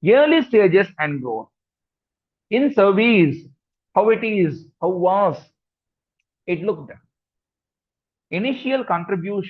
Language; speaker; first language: English; non-native, local second language; Tamil